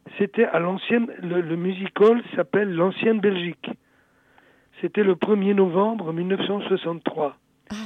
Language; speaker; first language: French; early bilingual, other home language; Italian